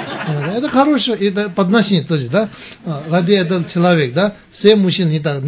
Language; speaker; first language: Russian; non-native, learner; Tibetan